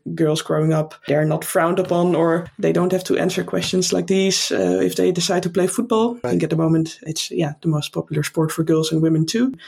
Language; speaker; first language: English; non-native, fluent; Dutch